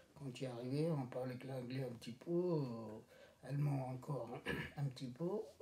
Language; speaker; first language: French; non-native, learner; Tamil